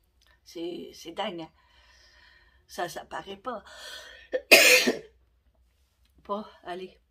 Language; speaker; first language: French; native; French